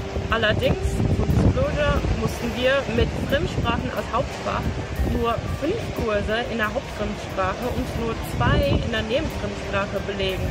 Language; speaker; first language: German; non-native, fluent; English